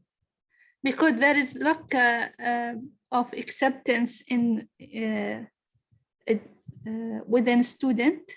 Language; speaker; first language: English; non-native, learner; Arabic